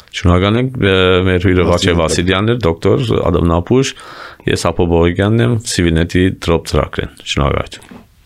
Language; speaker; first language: Armenian; early bilingual, heritage; Armenian